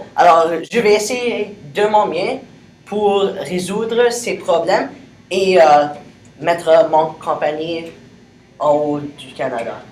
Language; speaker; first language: French; non-native, local second language; English